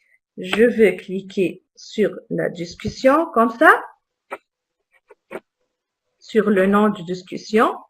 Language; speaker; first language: French; non-native, local second language; Arabic